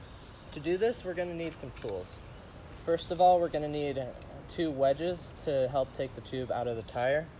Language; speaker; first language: English; native; English